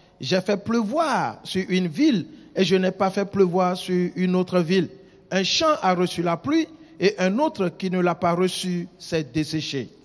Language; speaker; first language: French; non-native, local second language; Ewe